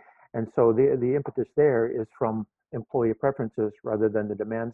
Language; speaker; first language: English; native; English